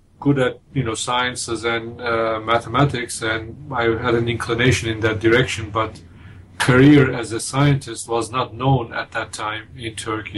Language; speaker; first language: English; non-native, fluent; Turkish